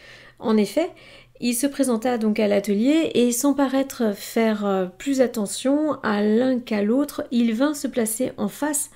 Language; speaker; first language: French; native; French